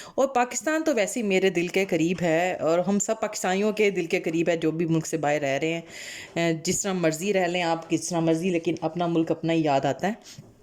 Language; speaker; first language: Urdu; non-native, local second language; Punjabi